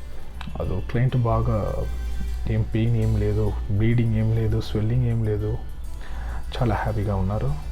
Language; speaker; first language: Telugu; non-native, learner; Kannada